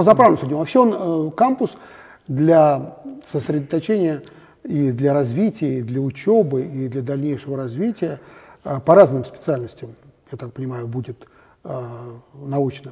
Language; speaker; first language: Russian; native; Russian